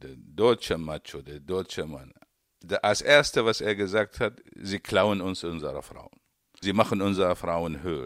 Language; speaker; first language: German; non-native, fluent; Arabic